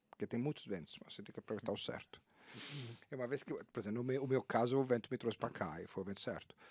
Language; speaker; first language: Portuguese; non-native, fluent; Italian